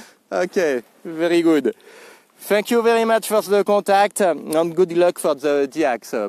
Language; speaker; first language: English; non-native, learner; French